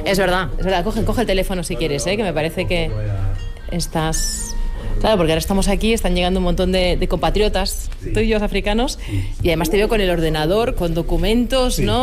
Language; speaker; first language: Spanish; native; Spanish